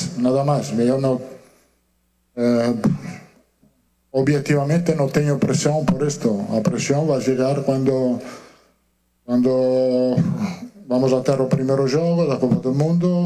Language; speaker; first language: Portuguese; non-native, learner; Italian